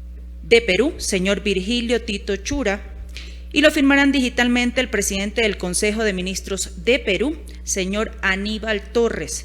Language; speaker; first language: Spanish; native; Spanish